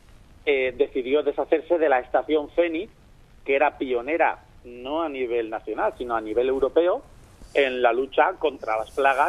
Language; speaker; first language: Spanish; native; Spanish